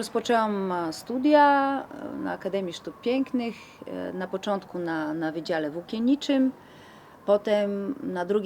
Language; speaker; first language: Polish; non-native, fluent; Bulgarian